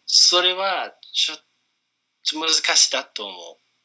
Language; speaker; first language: Japanese; non-native, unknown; English